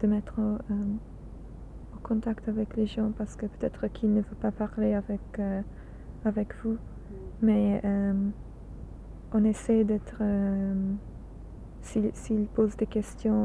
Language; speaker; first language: French; non-native, learner; English